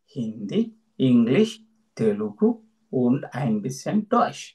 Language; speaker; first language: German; non-native, fluent; Telugu